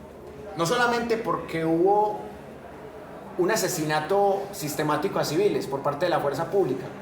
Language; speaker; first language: Spanish; native; Spanish